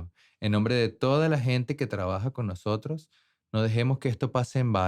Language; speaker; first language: Spanish; native; Spanish